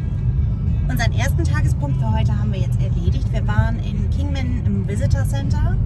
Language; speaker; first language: German; native; German